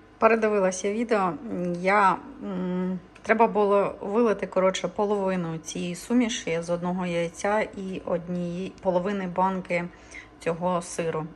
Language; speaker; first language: Ukrainian; native; Ukrainian